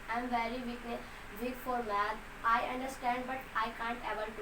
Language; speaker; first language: English; non-native, learner; Hindi